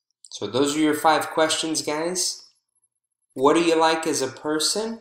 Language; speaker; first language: English; native; English